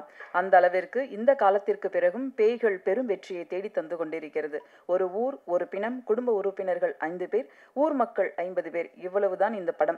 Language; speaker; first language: Tamil; native; Tamil